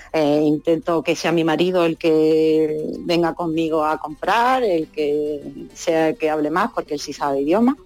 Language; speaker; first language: Spanish; native; Spanish